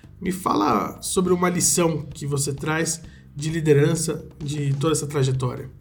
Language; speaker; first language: Portuguese; native; Portuguese